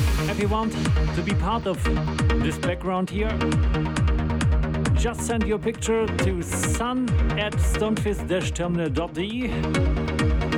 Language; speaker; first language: English; non-native, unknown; German